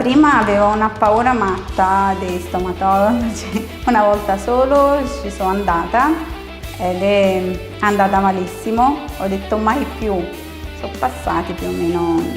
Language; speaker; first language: Italian; non-native, fluent; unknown